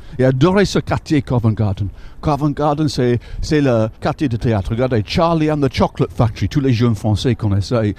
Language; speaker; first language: French; non-native, fluent; English